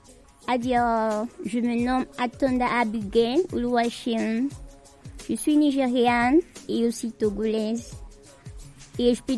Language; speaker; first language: French; non-native, local second language; Yoruba